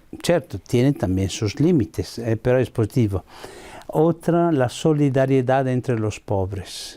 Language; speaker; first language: Spanish; non-native, fluent; Italian